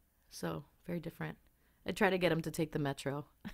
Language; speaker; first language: English; early bilingual, other home language; Spanish